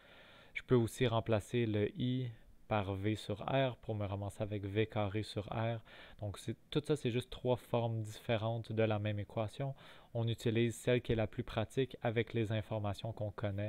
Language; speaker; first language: French; native; French